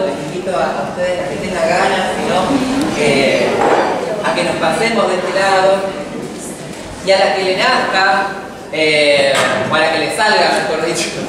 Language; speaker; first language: Spanish; native; Spanish